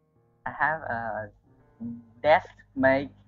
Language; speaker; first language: English; non-native, learner; Vietnamese